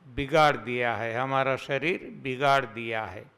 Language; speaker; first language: Hindi; non-native, local second language; Gujarati